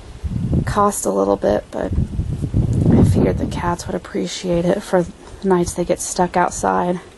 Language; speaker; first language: English; native; English